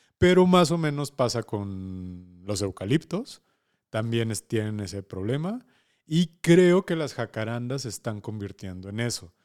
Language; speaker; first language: Spanish; native; Spanish